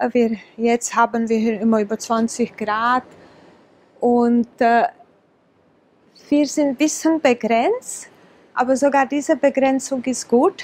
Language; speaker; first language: German; non-native, fluent; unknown